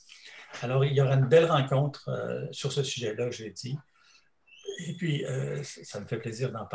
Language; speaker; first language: French; native; French